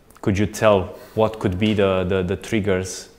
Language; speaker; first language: English; non-native, fluent; Romanian